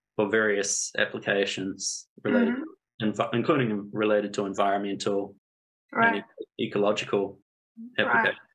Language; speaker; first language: English; native; English